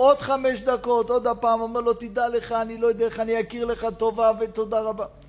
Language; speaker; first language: Hebrew; native; Hebrew